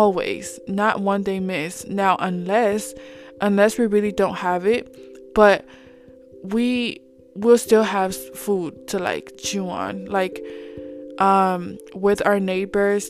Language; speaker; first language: English; non-native, fluent; Samoan